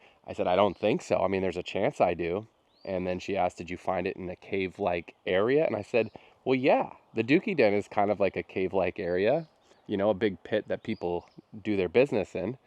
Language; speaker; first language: English; native; English